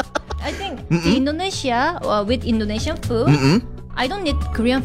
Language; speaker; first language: English; non-native, learner; Korean